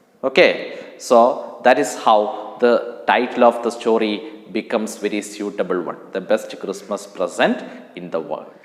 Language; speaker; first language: English; non-native, local second language; Malayalam